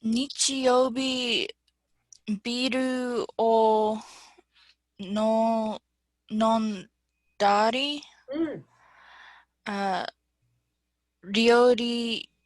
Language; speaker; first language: Japanese; non-native, learner; English